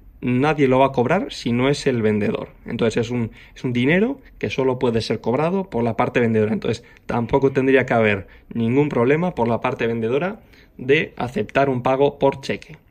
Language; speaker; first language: Spanish; native; Spanish